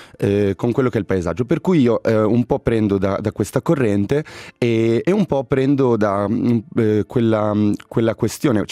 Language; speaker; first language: Italian; early bilingual, other home language; Arabic